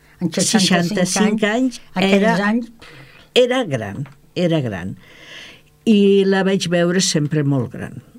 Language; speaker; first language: Catalan; native; Catalan